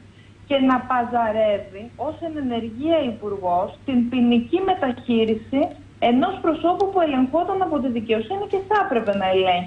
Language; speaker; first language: Greek; native; Greek